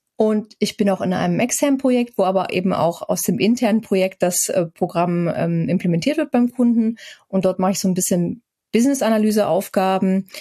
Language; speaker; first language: German; native; German